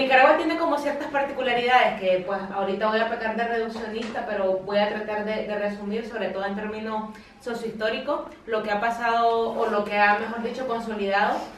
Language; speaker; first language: Spanish; native; Spanish